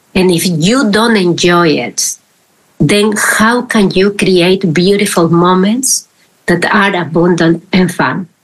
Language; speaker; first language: English; non-native, fluent; Spanish